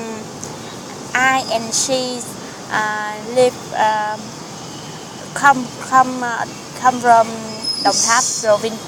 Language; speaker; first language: English; non-native, learner; Vietnamese